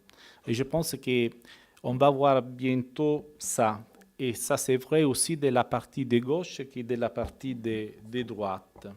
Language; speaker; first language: French; non-native, fluent; Italian